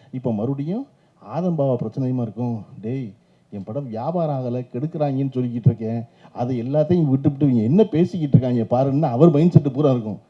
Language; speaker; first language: Tamil; native; Tamil